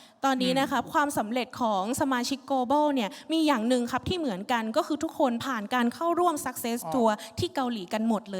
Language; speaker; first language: Thai; native; Thai